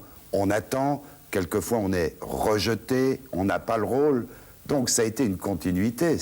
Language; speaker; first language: French; native; French